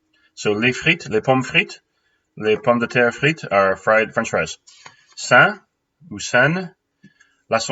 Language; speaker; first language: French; non-native, fluent; English